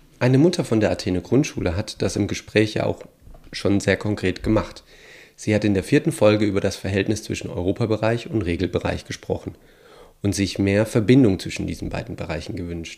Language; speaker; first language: German; native; German